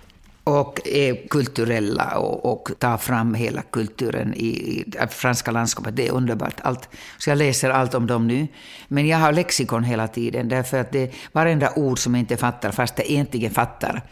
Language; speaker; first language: Swedish; non-native, local second language; Finnish